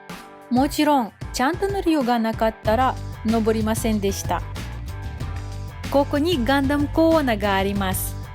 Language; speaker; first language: Japanese; non-native, learner; Russian